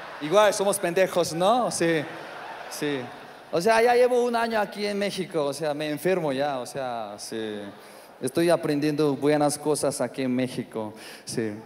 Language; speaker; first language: Spanish; non-native, learner; Korean